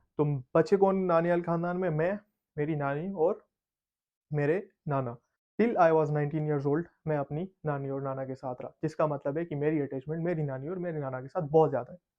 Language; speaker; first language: Urdu; native; Urdu